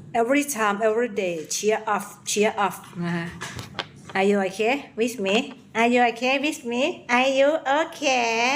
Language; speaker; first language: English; non-native, learner; Thai